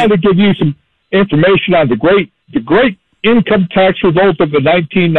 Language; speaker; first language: English; native; English